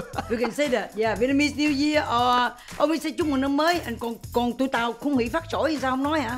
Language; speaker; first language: Vietnamese; native; Vietnamese